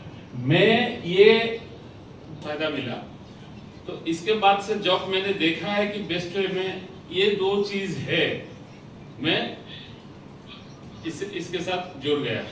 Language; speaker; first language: Hindi; non-native, local second language; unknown